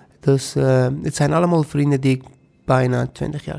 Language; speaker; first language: Dutch; non-native, fluent; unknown